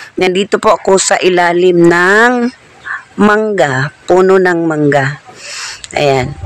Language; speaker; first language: Filipino; non-native, local second language; Waray